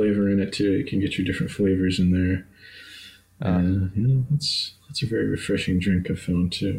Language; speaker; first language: English; native; English